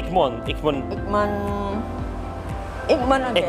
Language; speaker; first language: English; non-native, learner; Indonesian